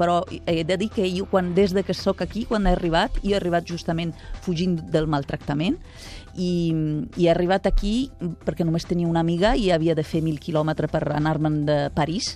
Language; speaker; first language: Catalan; non-native, fluent; Italian